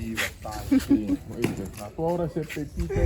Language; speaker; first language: Spanish; native; Spanish